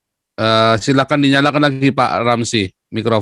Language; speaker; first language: Indonesian; native; Indonesian